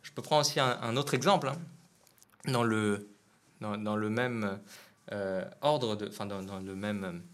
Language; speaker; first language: French; non-native, fluent; Vietnamese